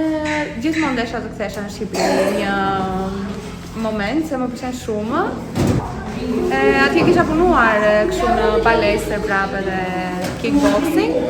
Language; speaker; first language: Albanian; early bilingual, heritage; Albanian